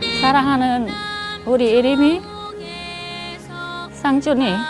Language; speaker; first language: Korean; non-native, learner; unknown